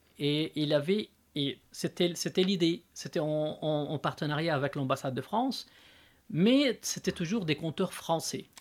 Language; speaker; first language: French; non-native, local second language; Arabic